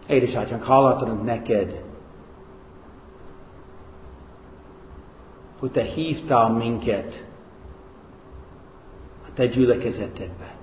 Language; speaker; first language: Hungarian; non-native, fluent; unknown